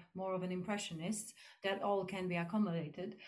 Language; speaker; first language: English; non-native, fluent; Polish